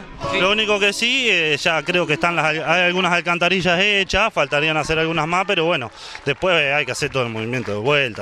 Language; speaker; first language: Spanish; native; Spanish